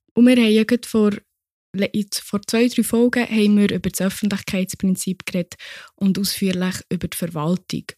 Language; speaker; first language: German; native; German